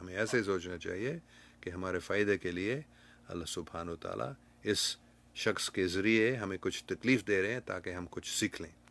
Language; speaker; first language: Hindi; non-native, fluent; English